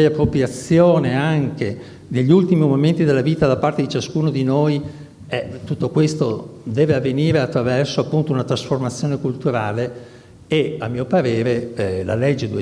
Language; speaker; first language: Italian; native; Italian